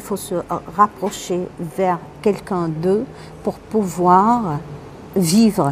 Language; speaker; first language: French; non-native, local second language; Arabic